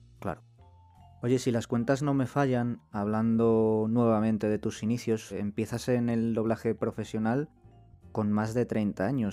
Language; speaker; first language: Spanish; native; Spanish